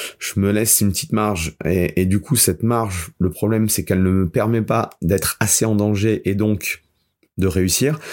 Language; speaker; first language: French; native; French